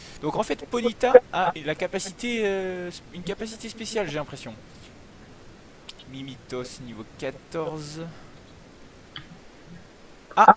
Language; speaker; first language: French; native; French